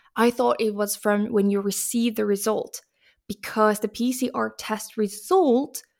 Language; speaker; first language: English; non-native, fluent; Finnish